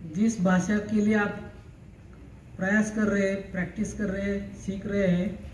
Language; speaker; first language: Hindi; non-native, local second language; Marathi